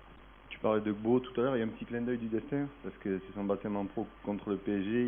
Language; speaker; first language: French; native; French